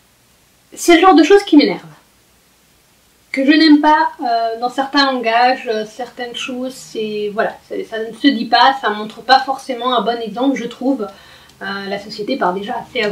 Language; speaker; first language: French; native; French